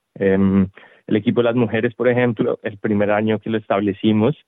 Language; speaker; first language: Spanish; native; Spanish